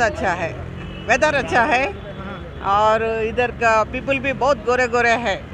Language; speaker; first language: Hindi; non-native, local second language; Telugu